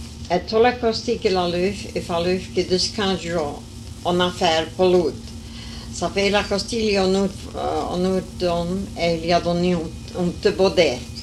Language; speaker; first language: French; early bilingual, heritage; French